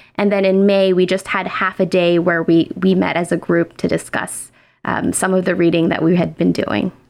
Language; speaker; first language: English; non-native, local second language; Filipino